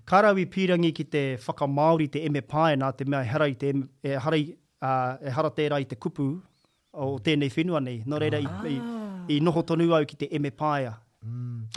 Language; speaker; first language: Māori; native; Māori